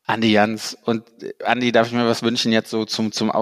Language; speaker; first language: German; native; German